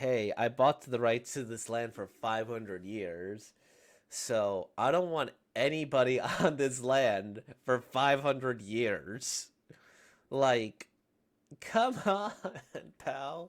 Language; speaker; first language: English; native; English